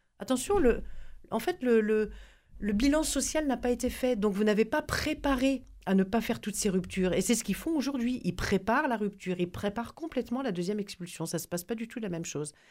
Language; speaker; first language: French; native; French